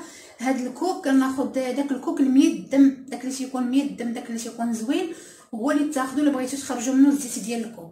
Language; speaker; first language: Arabic; native; Arabic